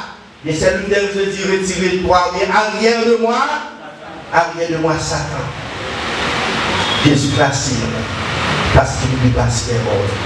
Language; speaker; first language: French; non-native, learner; Haitian Creole